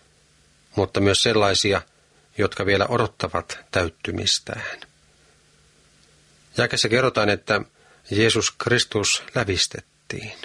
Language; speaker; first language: Finnish; native; Finnish